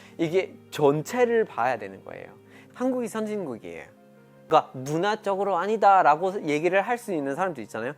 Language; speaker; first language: Korean; non-native, fluent; English